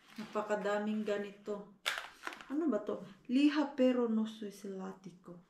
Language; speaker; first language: Filipino; native; Filipino